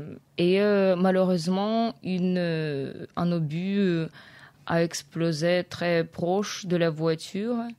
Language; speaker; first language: French; non-native, fluent; Ukrainian